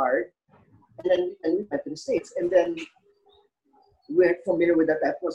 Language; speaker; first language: English; non-native, local second language; Filipino